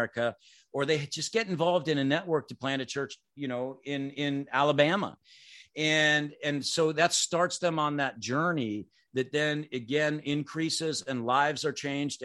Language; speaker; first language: English; native; English